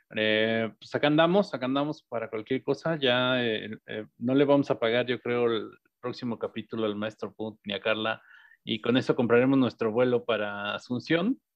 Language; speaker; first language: Spanish; native; Spanish